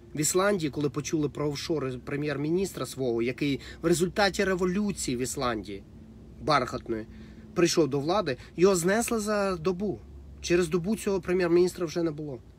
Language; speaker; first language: Ukrainian; non-native, local second language; Russian